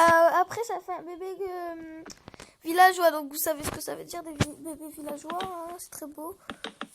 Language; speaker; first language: French; native; French